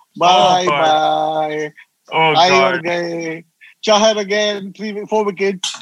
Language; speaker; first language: English; non-native, local second language; Hindi